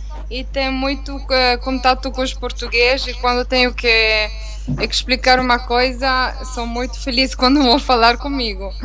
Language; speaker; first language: Portuguese; non-native, learner; Italian